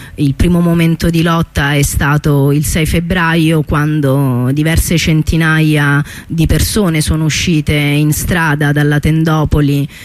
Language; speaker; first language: Italian; native; Italian